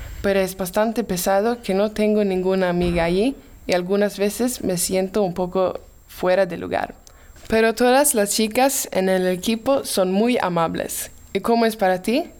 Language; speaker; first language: Spanish; non-native, learner; Swedish